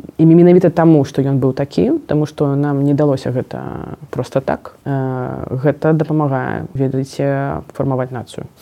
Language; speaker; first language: Belarusian; non-native, local second language; Russian